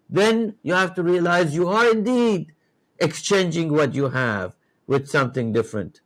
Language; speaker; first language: English; non-native, fluent; Persian